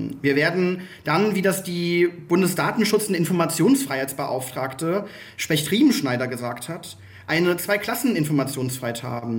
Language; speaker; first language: German; native; German